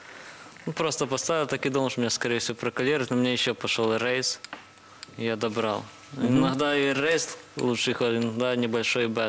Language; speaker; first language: Russian; native; Russian